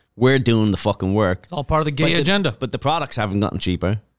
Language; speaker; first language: English; native; English